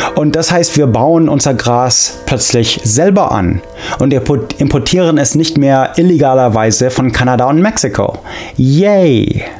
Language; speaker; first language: German; non-native, fluent; English